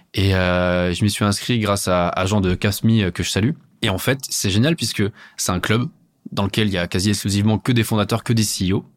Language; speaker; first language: French; native; French